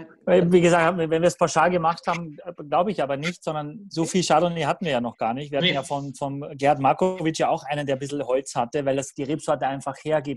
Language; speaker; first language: German; native; German